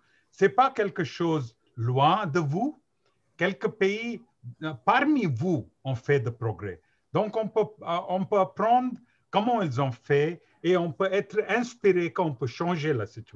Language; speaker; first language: French; non-native, learner; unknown